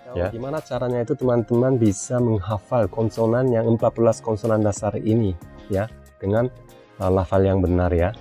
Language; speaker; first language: Indonesian; non-native, fluent; Korean